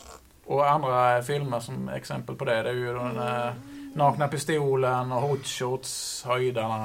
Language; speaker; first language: Swedish; native; Swedish